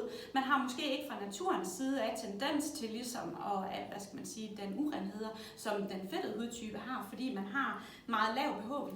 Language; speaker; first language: Danish; native; Danish